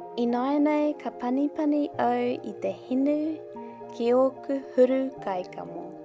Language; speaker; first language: Māori; non-native, local second language; English